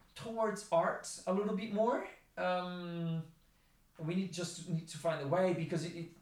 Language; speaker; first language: English; non-native, fluent; Italian